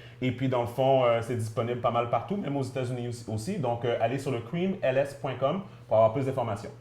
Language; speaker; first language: French; native; French